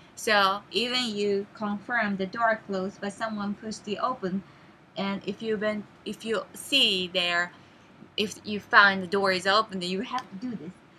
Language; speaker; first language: English; non-native, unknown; Japanese